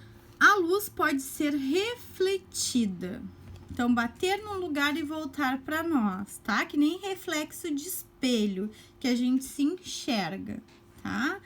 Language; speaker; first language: Portuguese; native; Portuguese